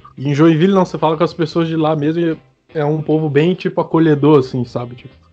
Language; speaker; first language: Portuguese; native; Portuguese